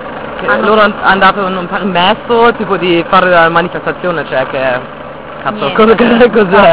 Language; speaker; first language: Italian; non-native, fluent; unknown